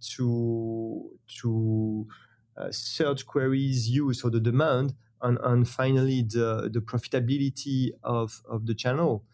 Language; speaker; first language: English; non-native, fluent; French